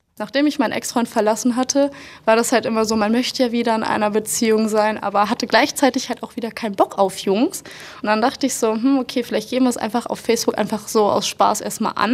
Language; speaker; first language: German; native; German